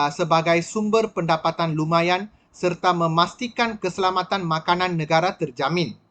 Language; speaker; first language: Malay; non-native, local second language; Tamil